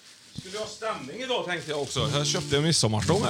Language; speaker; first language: Swedish; native; Swedish